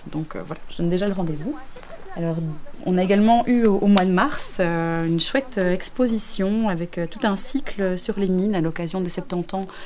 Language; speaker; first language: French; native; French